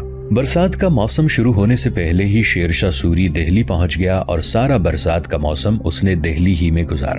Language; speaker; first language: Urdu; native; Urdu